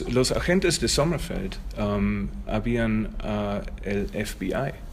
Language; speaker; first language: Spanish; non-native, learner; German